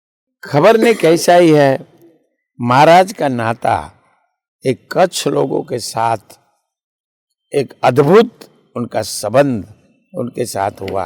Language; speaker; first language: Hindi; non-native, local second language; Bangla